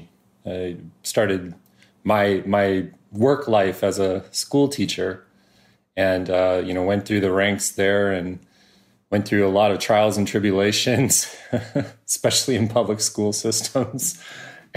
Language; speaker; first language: English; native; English